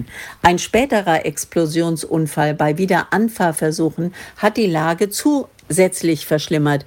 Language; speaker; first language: German; native; German